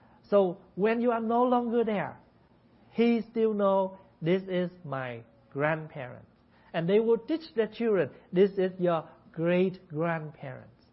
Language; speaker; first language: English; non-native, fluent; Vietnamese